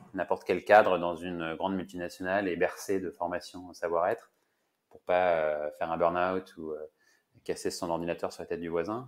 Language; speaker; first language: French; native; French